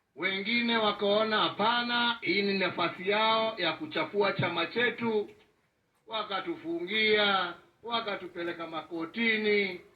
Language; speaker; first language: Swahili; non-native, local second language; Kikuyu